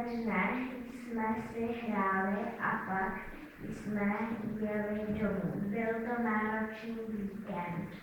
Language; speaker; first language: Czech; native; Czech